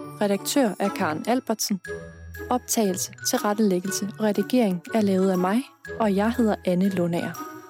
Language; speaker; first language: Danish; native; Danish